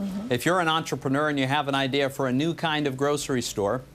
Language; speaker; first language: English; native; English